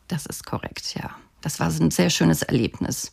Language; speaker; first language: German; native; German